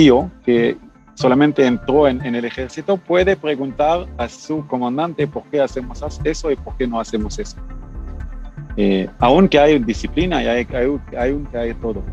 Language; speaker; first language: Spanish; non-native, fluent; Hebrew